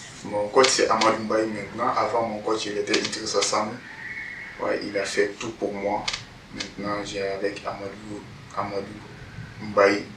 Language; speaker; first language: French; non-native, learner; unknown